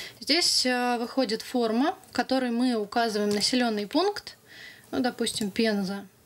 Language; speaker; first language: Russian; native; Russian